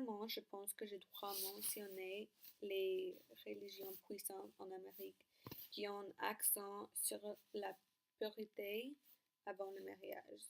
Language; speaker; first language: French; non-native, learner; English